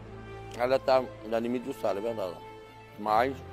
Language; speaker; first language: Portuguese; non-native, fluent; French